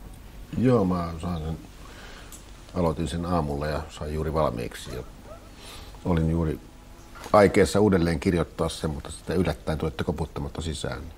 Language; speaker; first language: Finnish; native; Finnish